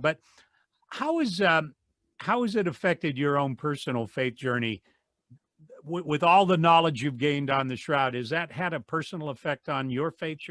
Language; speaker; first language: English; native; English